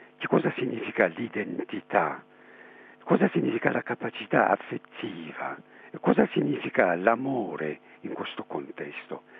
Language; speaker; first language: Italian; non-native, fluent; Persian